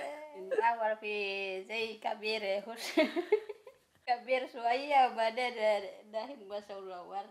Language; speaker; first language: Arabic; non-native, learner; Indonesian